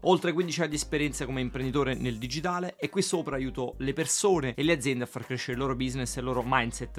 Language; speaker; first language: Italian; native; Italian